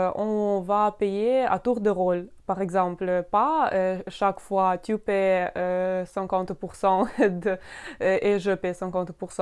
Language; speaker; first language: French; non-native, fluent; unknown